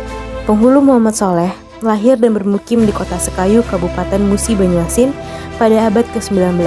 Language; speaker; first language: Indonesian; native; Indonesian